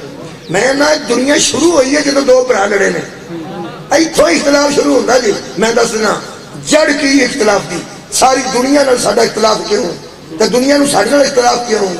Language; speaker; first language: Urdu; non-native, local second language; Punjabi